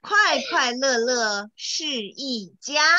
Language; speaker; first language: Chinese; native; Chinese